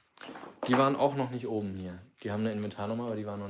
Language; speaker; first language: German; native; German